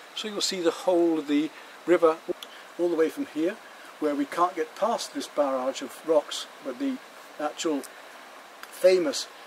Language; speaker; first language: English; native; English